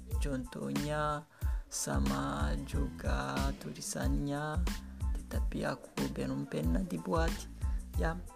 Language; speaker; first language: Indonesian; non-native, learner; Kinyarwanda